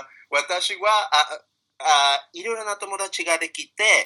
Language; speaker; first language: Japanese; non-native, fluent; Spanish